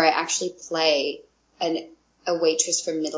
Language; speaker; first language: English; native; English